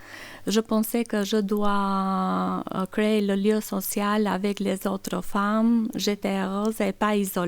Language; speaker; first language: French; non-native, learner; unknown